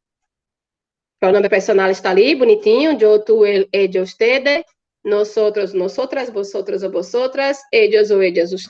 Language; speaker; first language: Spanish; non-native, fluent; Portuguese